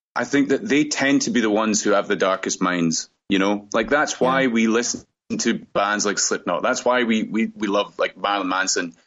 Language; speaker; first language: English; native; English